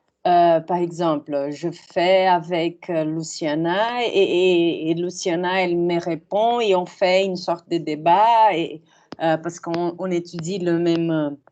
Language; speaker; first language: French; non-native, fluent; Portuguese